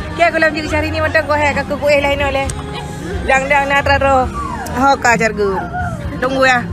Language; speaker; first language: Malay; non-native, local second language; Achinese